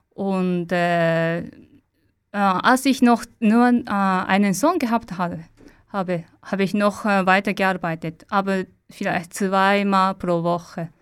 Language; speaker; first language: German; non-native, learner; Japanese